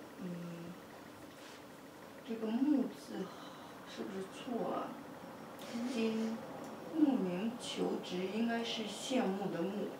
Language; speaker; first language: Chinese; non-native, fluent; Russian